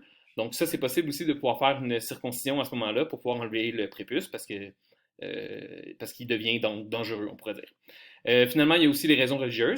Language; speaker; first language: French; native; French